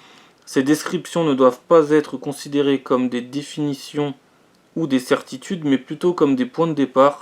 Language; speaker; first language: French; native; French